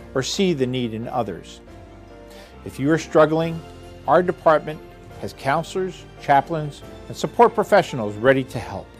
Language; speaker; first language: English; native; English